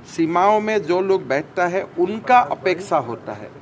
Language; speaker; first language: Hindi; non-native, local second language; Assamese